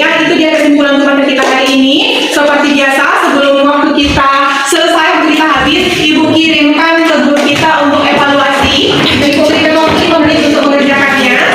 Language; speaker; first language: Indonesian; native; Indonesian